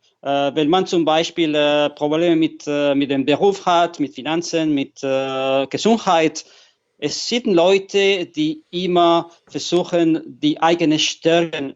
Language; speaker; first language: German; non-native, fluent; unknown